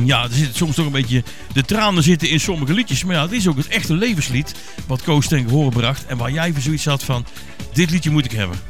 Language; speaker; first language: Dutch; native; Dutch